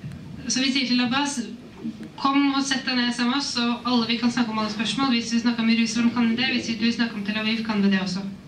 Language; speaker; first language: Norwegian; native; Norwegian